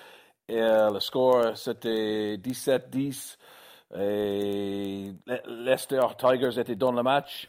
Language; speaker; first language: French; non-native, learner; English